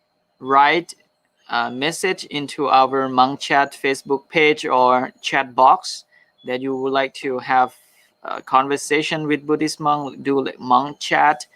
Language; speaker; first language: English; non-native, fluent; Thai